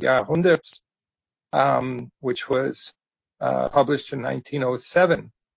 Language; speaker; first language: English; native; English